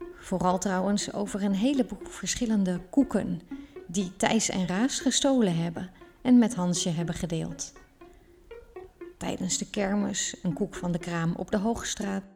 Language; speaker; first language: Dutch; native; Dutch